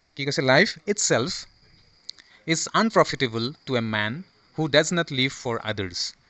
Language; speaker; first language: English; non-native, local second language; Assamese